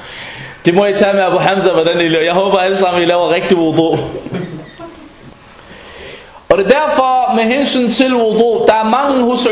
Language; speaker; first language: Danish; non-native, fluent; Arabic